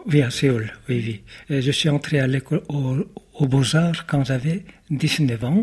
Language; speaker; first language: French; non-native, fluent; Korean